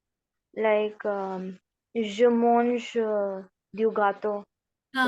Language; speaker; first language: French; non-native, learner; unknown